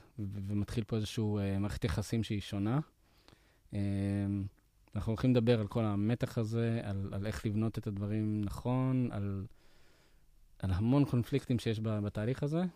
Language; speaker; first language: Hebrew; native; Hebrew